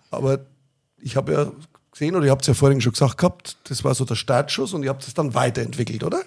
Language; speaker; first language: German; native; German